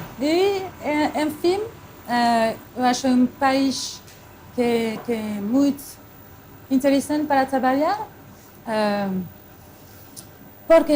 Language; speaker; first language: Portuguese; non-native, fluent; French